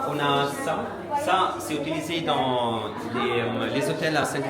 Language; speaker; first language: French; non-native, learner; Italian